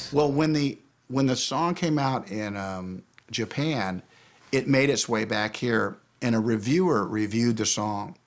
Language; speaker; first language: English; native; English